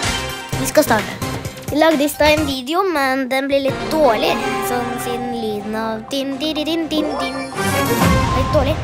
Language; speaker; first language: Norwegian; early bilingual, other home language; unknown